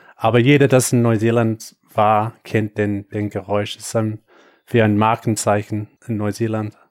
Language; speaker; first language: German; non-native, fluent; English